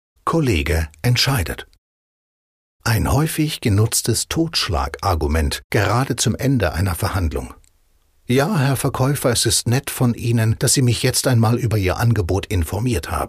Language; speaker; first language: German; native; German